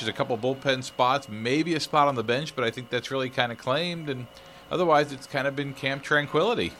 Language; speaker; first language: English; native; English